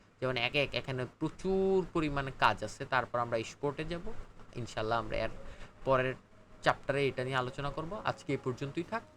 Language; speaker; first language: Bangla; native; Bangla